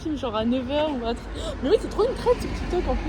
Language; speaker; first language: French; native; French